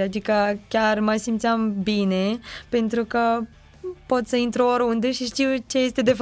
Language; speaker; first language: Romanian; non-native, fluent; Ukrainian